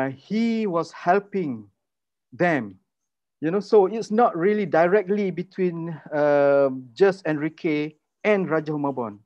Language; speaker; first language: English; non-native, local second language; Malay